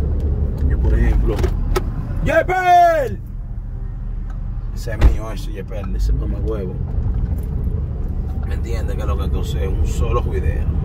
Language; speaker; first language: Spanish; native; Spanish